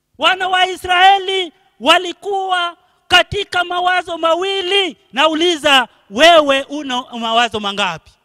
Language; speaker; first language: Swahili; non-native, local second language; Luo (Kenya and Tanzania)